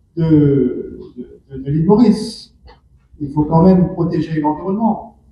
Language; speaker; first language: French; non-native, local second language; Morisyen